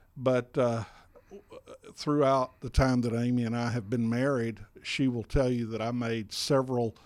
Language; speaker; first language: English; native; English